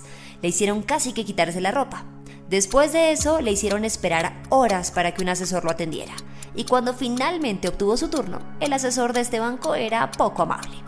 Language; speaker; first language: Spanish; native; Spanish